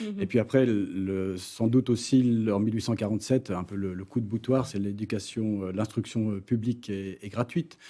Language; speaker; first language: French; native; French